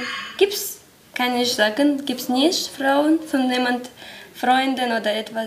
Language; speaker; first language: German; non-native, learner; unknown